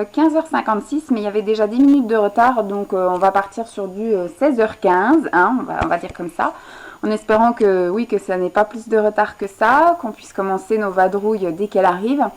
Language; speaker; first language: French; native; French